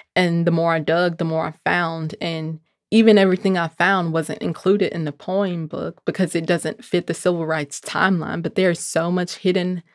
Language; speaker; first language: English; native; English